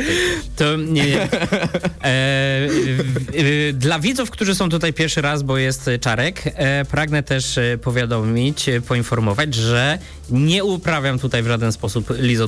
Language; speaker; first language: Polish; native; Polish